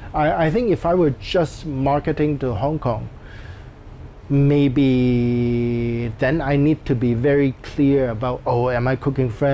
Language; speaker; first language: English; non-native, local second language; Cantonese